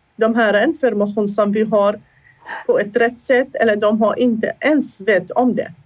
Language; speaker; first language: Swedish; non-native, fluent; Assyrian Neo-Aramaic